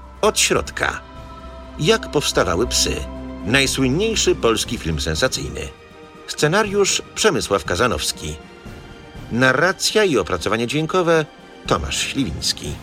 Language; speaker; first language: Polish; native; Polish